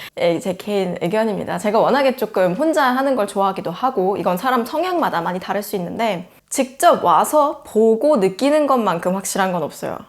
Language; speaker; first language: Korean; native; Korean